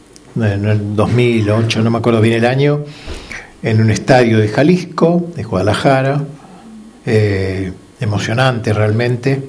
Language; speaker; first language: Spanish; native; Spanish